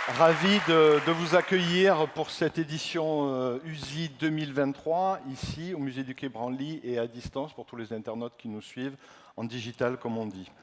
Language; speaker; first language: French; native; French